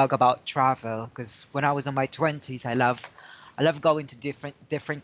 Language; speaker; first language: English; non-native, local second language; Filipino